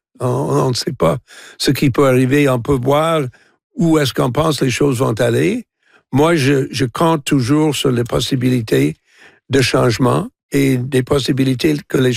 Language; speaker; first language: French; non-native, local second language; English